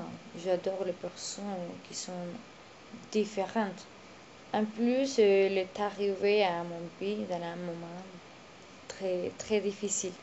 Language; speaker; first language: French; non-native, learner; Spanish